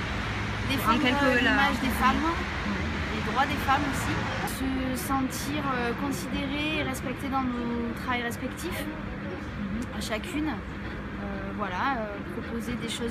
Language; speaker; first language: French; native; French